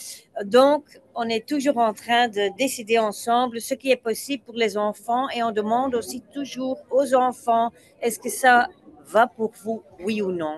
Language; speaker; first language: French; non-native, local second language; Dutch